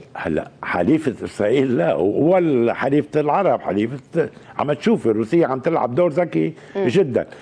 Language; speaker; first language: Arabic; native; Arabic